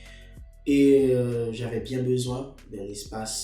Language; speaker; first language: French; non-native, local second language; Haitian Creole